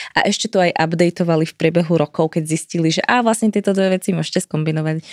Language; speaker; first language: Slovak; native; Slovak